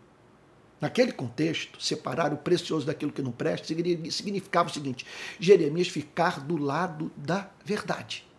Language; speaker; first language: Portuguese; native; Portuguese